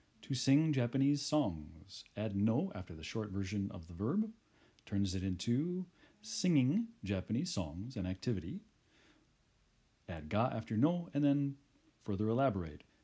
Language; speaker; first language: English; native; English